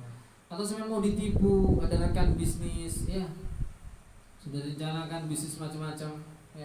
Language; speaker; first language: Indonesian; non-native, local second language; Javanese